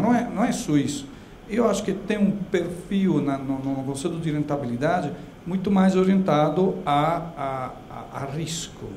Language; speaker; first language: Portuguese; non-native, fluent; Italian